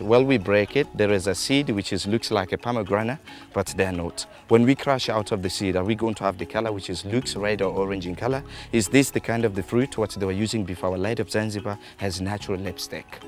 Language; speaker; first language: English; non-native, local second language; Swahili